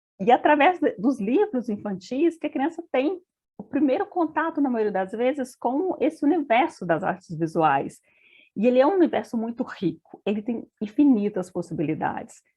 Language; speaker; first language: Portuguese; native; Portuguese